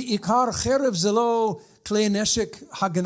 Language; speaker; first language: Hebrew; non-native, fluent; English